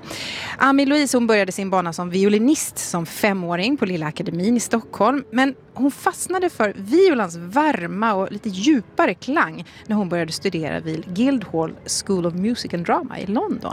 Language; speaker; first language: Swedish; native; Swedish